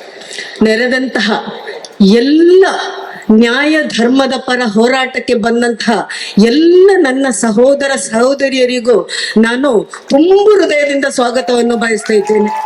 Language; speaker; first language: Kannada; native; Kannada